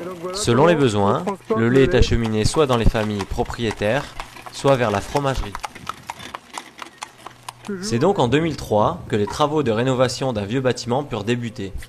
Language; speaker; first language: French; native; French